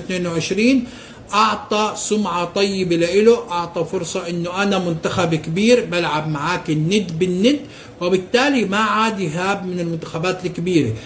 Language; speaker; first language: Arabic; native; Arabic